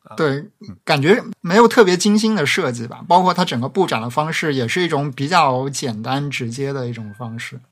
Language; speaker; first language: Chinese; native; Chinese